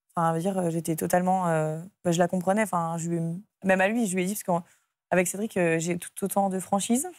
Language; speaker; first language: French; native; French